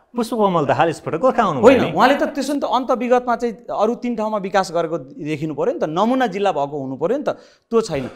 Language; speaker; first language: Nepali; native; Nepali